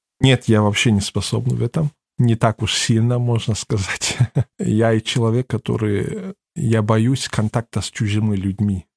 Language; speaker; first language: Russian; early bilingual, heritage; German